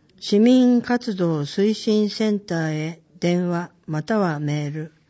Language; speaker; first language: Japanese; native; Japanese